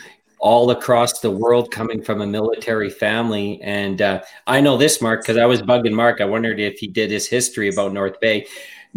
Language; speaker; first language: English; native; English